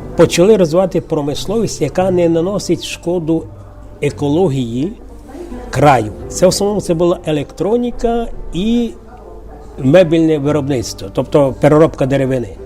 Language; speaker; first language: Ukrainian; native; Ukrainian